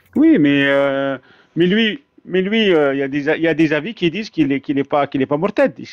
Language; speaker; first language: French; non-native, local second language; Arabic